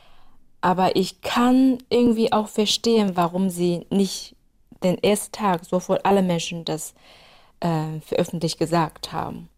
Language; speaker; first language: German; non-native, fluent; Chinese